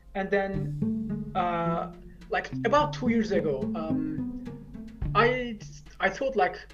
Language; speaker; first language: English; non-native, fluent; Turkish